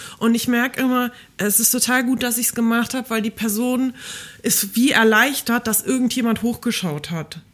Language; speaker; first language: German; early bilingual, other home language; Polish